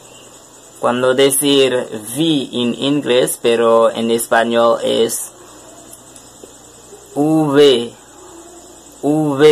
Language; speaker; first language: Spanish; non-native, learner; French